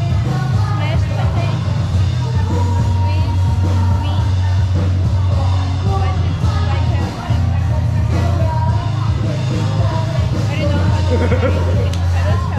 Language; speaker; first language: English; non-native, fluent; Russian